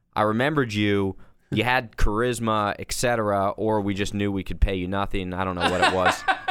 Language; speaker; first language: English; native; English